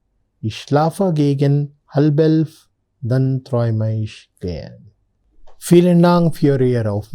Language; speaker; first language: German; non-native, learner; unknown